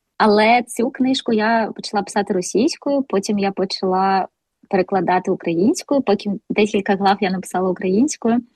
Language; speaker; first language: Ukrainian; non-native, local second language; Russian